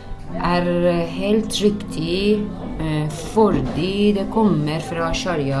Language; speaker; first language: Norwegian; non-native, learner; Persian